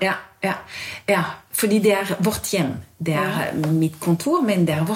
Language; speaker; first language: Norwegian; non-native, fluent; French